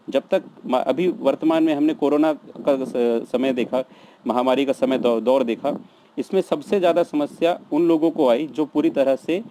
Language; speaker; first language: Hindi; native; Hindi